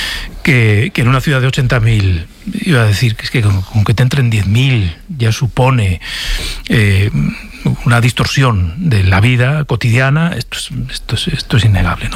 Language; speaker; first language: Spanish; native; Spanish